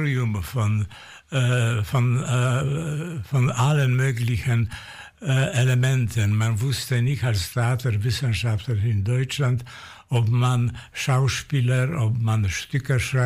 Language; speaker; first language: German; non-native, fluent; Polish